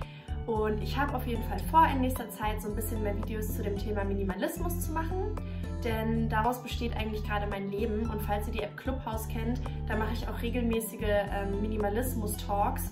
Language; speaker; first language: German; native; German